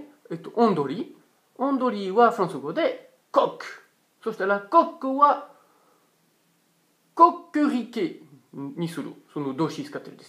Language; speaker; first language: Japanese; non-native, fluent; French